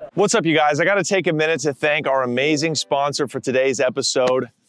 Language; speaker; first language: English; native; English